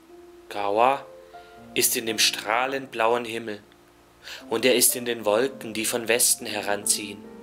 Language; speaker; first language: German; native; German